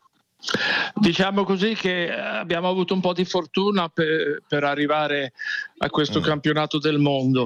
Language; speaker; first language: Italian; non-native, fluent; Swedish